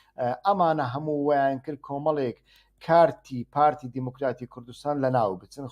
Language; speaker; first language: Central Kurdish; native; Central Kurdish